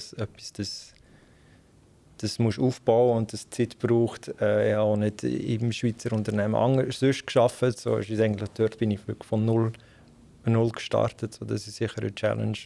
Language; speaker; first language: German; non-native, fluent; Dutch